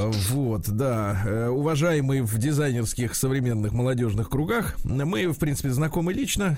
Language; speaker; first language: Russian; native; Russian